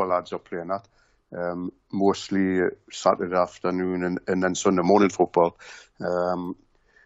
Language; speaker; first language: English; native; English